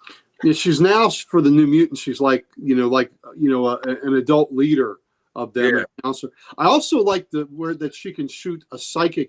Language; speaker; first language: English; native; English